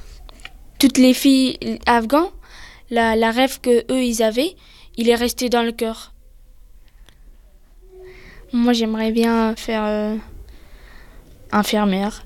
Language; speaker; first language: French; non-native, learner; Pashto